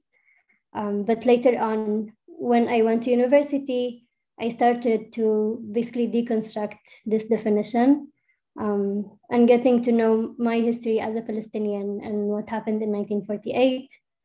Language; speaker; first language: English; non-native, fluent; Arabic